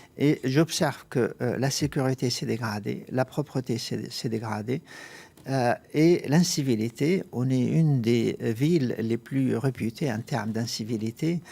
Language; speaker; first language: French; non-native, fluent; Arabic